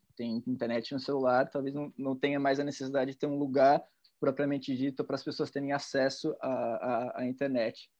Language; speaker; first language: Portuguese; native; Portuguese